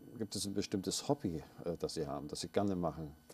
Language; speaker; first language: German; native; German